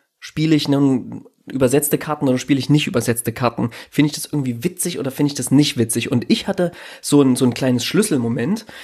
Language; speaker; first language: German; native; German